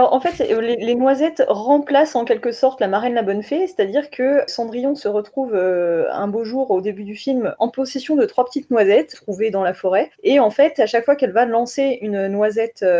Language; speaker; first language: French; native; French